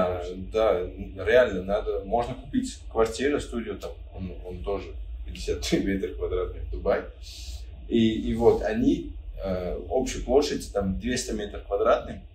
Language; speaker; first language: Russian; non-native, fluent; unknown